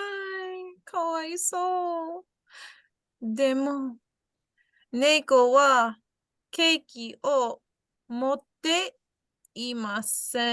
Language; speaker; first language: Japanese; non-native, fluent; English